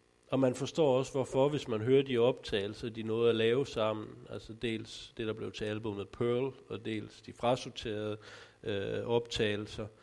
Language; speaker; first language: Danish; native; Danish